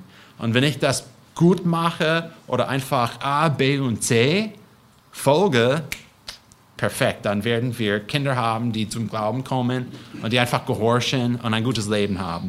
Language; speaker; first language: German; non-native, fluent; English